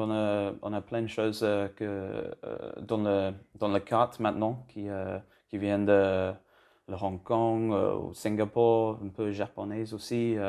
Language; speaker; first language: French; non-native, learner; English